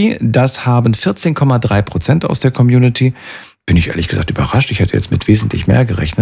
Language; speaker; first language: German; native; German